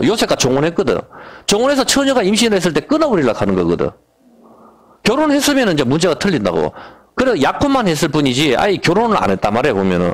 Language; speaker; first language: Korean; native; Korean